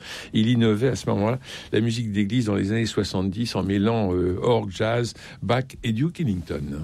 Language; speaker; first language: French; native; French